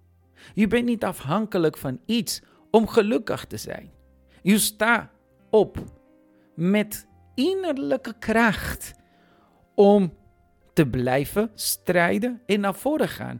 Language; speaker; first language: Dutch; non-native, fluent; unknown